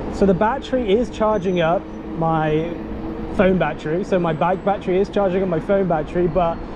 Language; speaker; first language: English; native; English